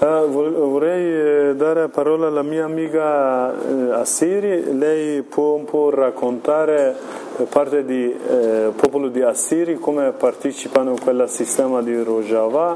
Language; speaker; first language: Italian; non-native, learner; Kurdish